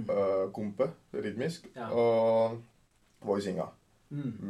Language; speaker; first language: Norwegian; early bilingual, other home language; Sinhala